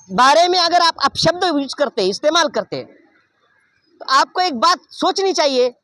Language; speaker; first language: Hindi; non-native, local second language; Marathi